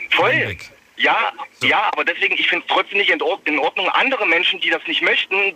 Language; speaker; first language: German; native; German